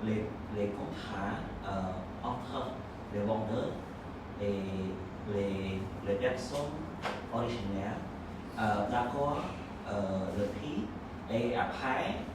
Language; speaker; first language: French; non-native, learner; Khmer